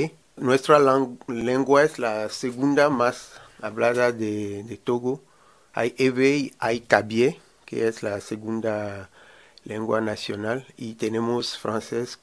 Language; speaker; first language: Spanish; non-native, learner; Ewe